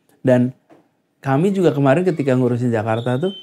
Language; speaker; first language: Indonesian; native; Indonesian